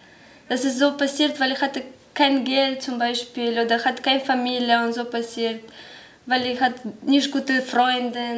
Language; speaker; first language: German; non-native, learner; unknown